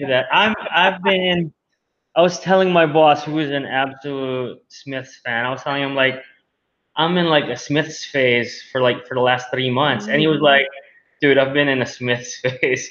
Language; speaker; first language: English; non-native, local second language; Filipino